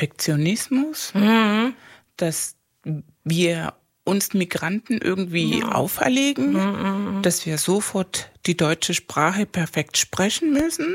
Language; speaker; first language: German; non-native, fluent; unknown